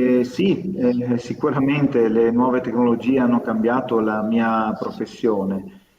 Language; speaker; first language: Italian; native; Italian